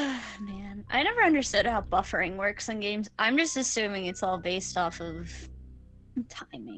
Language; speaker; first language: English; native; English